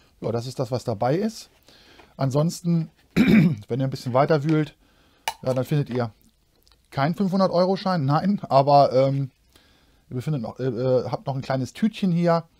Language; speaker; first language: German; native; German